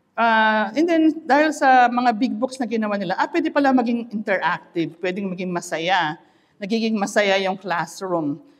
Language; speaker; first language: Filipino; non-native, local second language; Iloko